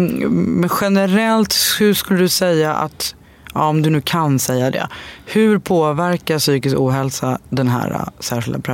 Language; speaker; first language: Swedish; native; Swedish